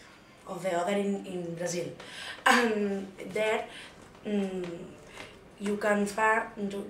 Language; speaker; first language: English; non-native, learner; Spanish